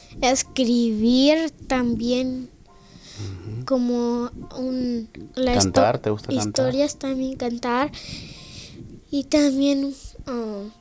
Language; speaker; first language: Spanish; early bilingual, heritage; Spanish